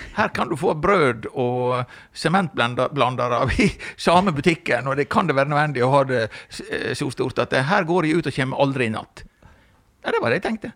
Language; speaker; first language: Norwegian; native; Norwegian